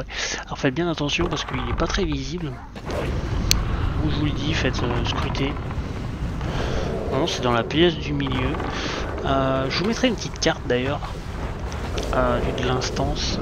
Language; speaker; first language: French; native; French